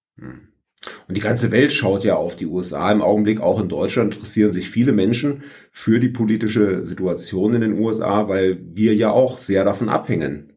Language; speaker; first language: German; native; German